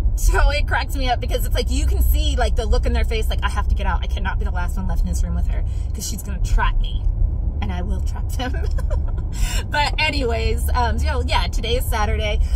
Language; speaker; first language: English; native; English